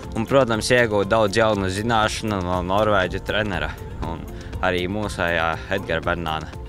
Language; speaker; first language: Latvian; native; Latvian